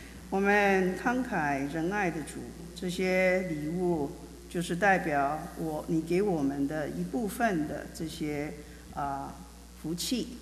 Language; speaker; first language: Chinese; native; Chinese